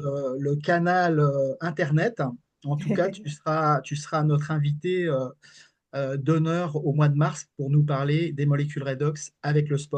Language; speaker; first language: French; native; French